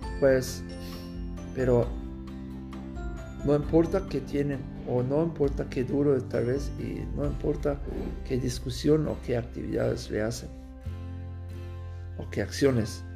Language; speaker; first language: Spanish; non-native, learner; German